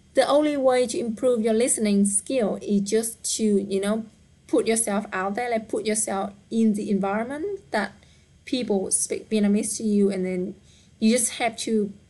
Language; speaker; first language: English; non-native, fluent; Vietnamese